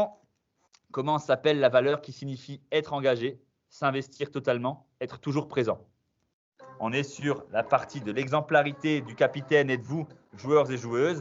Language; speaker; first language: French; native; French